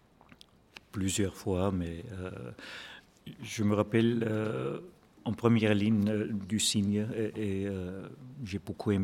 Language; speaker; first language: French; non-native, fluent; German